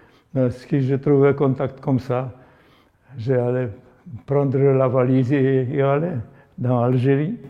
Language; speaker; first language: French; non-native, learner; Polish